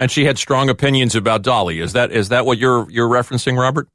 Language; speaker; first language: English; native; English